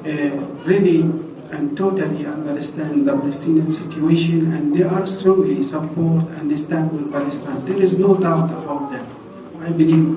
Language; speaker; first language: English; non-native, fluent; Arabic